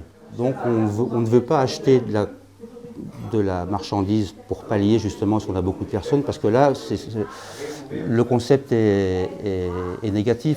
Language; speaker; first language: French; native; French